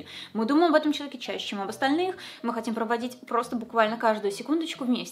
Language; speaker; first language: Russian; native; Russian